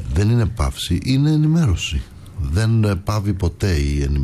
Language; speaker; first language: Greek; native; Greek